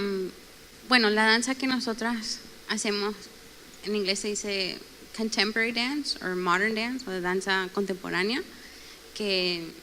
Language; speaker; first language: Spanish; early bilingual, heritage; Spanish